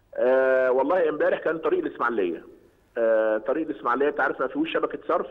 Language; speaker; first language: Egyptian Arabic; native; Egyptian Arabic